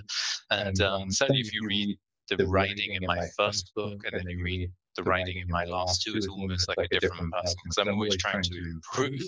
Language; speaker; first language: English; native; English